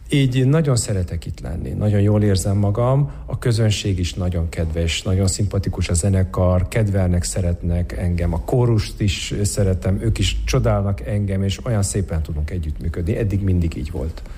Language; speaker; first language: Hungarian; non-native, fluent; Turkish